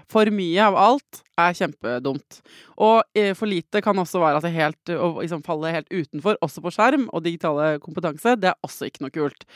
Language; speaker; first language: Norwegian; native; Norwegian